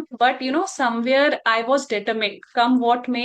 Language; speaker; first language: English; non-native, local second language; Hindi